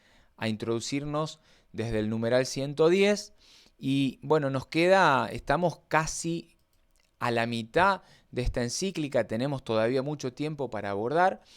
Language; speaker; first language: Spanish; native; Spanish